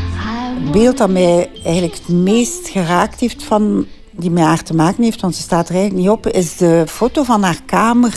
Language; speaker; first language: Dutch; native; Dutch